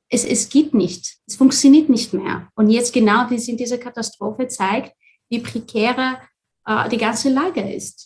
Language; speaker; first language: German; non-native, fluent; Arabic